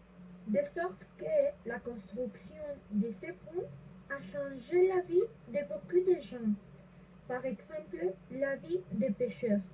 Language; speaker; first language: French; non-native, learner; Spanish